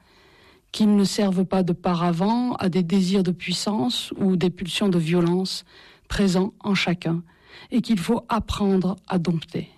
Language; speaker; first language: French; native; French